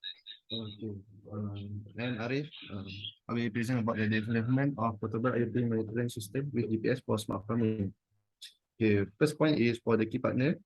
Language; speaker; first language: English; non-native, fluent; Malay